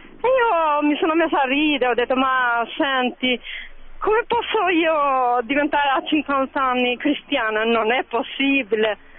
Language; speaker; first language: Italian; non-native, fluent; Albanian